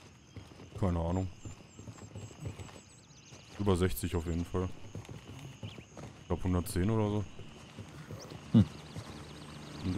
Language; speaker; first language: German; native; German